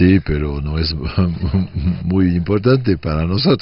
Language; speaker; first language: Spanish; non-native, fluent; French